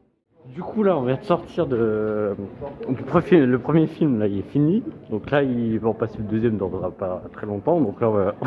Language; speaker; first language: French; native; French